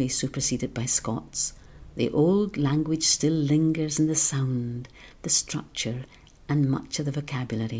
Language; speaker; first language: English; non-native, local second language; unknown